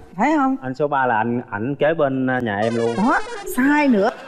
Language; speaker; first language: Vietnamese; native; Vietnamese